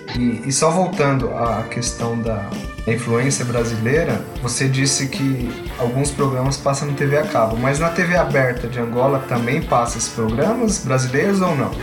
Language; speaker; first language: Portuguese; native; Portuguese